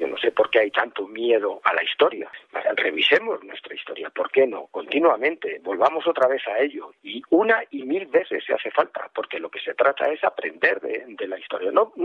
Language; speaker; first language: Spanish; native; Spanish